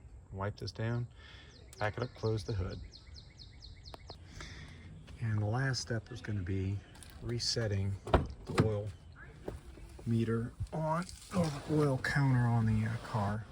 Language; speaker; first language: English; native; English